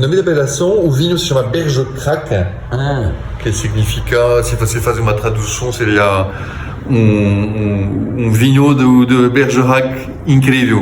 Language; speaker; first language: Portuguese; non-native, fluent; French